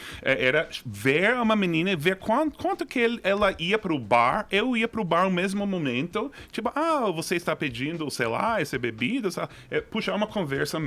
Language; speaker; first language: Portuguese; non-native, fluent; English